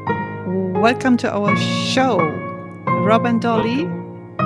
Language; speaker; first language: English; non-native, fluent; German